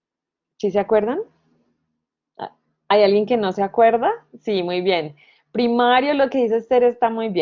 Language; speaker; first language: Spanish; native; Spanish